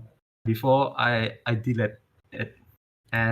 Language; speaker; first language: English; non-native, learner; Indonesian